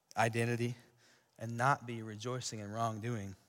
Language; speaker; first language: English; native; English